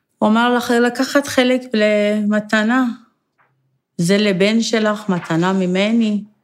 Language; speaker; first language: Hebrew; non-native, fluent; Persian